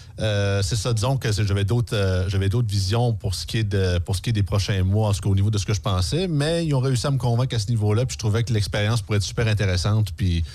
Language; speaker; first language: French; native; French